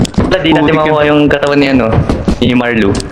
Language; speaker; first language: Filipino; native; Filipino